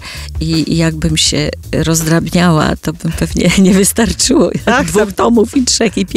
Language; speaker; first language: Polish; native; Polish